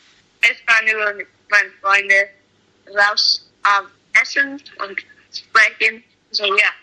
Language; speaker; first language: German; non-native, learner; English